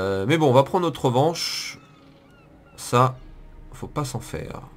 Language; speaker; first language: French; native; French